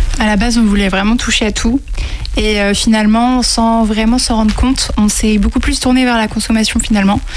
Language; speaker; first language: French; native; French